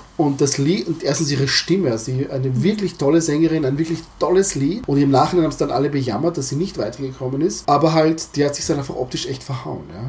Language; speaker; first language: German; early bilingual, other home language; Croatian